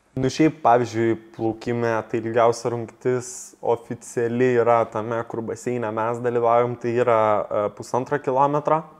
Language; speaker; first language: Lithuanian; native; Lithuanian